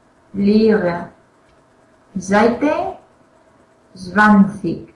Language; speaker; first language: German; non-native, learner; Spanish